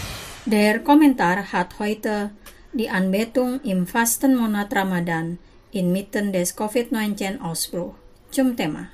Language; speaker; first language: German; non-native, fluent; Indonesian